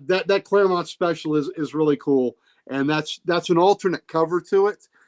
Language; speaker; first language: English; native; English